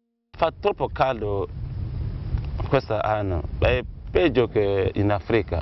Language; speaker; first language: Italian; non-native, learner; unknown